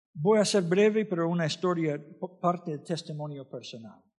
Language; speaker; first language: Spanish; non-native, fluent; English